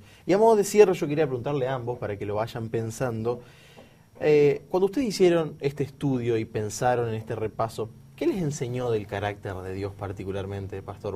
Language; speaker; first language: Spanish; native; Spanish